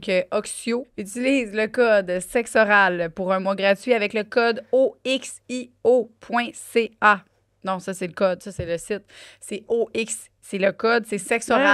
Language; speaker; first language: French; native; French